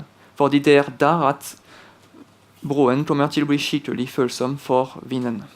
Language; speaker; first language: Norwegian; non-native, fluent; French